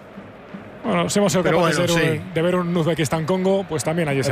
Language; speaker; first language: Spanish; native; Spanish